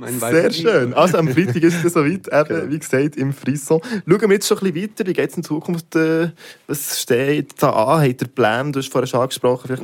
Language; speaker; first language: German; native; German